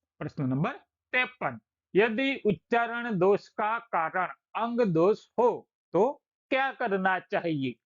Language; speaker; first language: Hindi; non-native, local second language; Gujarati